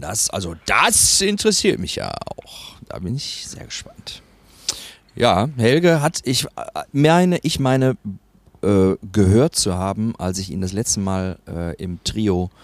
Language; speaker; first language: German; native; German